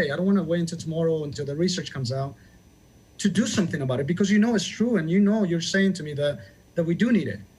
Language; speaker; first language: English; early bilingual, other home language; Spanish